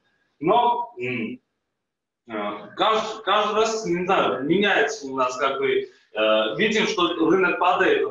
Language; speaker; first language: Russian; non-native, fluent; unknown